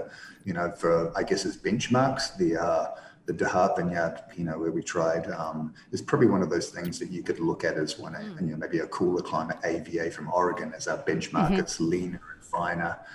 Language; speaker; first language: English; native; English